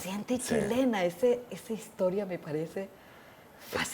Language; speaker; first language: Spanish; native; Spanish